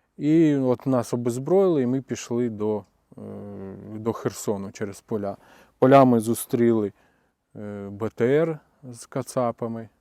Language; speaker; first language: Ukrainian; native; Ukrainian